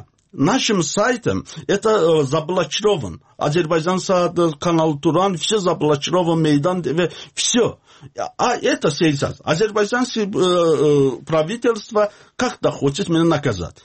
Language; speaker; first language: Russian; non-native, learner; Azerbaijani